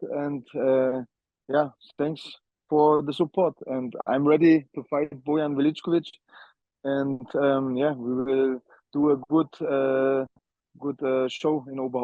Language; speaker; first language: English; non-native, learner; German